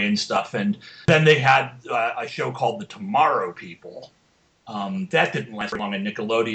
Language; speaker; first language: English; native; English